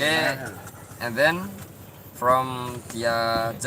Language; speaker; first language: English; non-native, learner; Indonesian